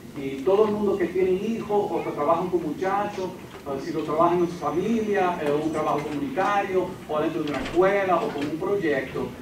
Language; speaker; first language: Spanish; early bilingual, heritage; Spanish